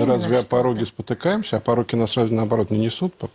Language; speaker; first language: Russian; native; Russian